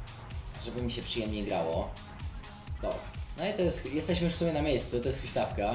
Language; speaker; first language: Polish; native; Polish